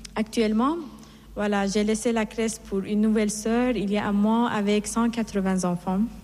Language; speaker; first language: French; non-native, fluent; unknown